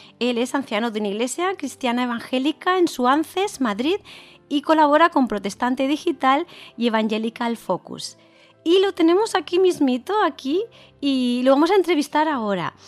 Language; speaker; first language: Spanish; native; Spanish